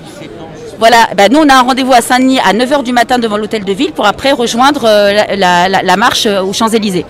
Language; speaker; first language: French; native; French